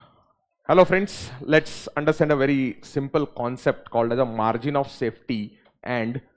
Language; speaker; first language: English; non-native, local second language; Hindi